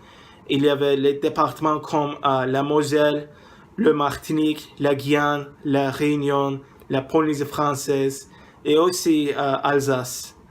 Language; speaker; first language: French; non-native, learner; English